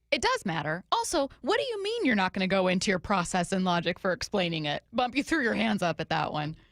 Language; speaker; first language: English; native; English